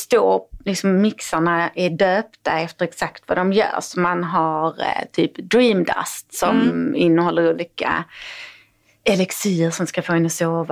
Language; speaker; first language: Swedish; native; Swedish